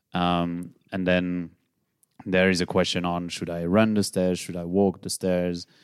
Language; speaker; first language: English; non-native, fluent; French